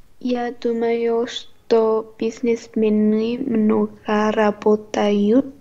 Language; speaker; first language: Russian; non-native, learner; Vietnamese